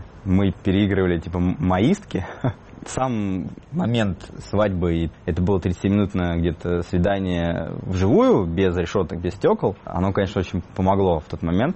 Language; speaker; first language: Russian; native; Russian